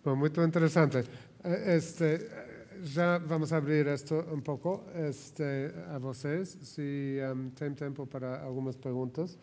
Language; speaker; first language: Portuguese; non-native, fluent; Spanish